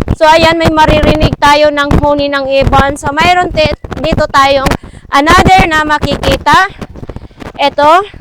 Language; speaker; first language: Filipino; non-native, local second language; Masbatenyo